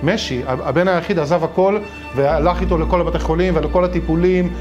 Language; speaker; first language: Hebrew; native; Hebrew